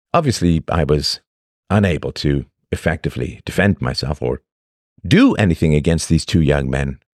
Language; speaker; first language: English; native; English